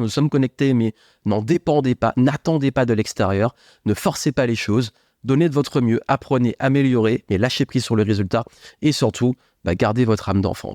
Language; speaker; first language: French; native; French